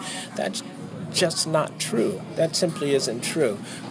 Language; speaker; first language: English; native; English